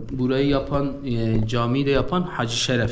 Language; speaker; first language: Turkish; native; Turkish